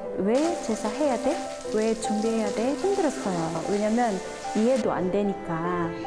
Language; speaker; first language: Korean; non-native, learner; Filipino